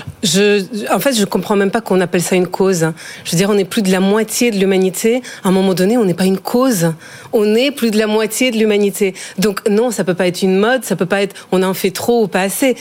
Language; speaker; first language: French; non-native, fluent; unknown